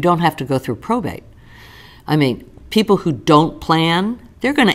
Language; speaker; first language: English; native; English